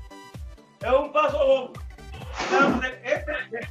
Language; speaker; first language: Portuguese; non-native, learner; Spanish